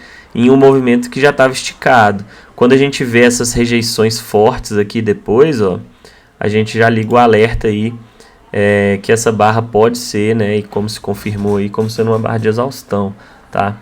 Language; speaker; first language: Portuguese; native; Portuguese